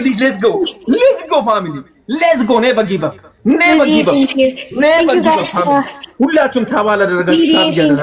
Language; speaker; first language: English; non-native, learner; Amharic